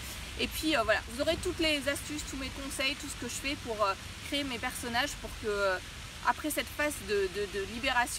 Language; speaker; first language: French; native; French